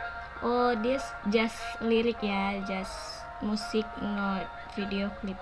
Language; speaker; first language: English; non-native, learner; Indonesian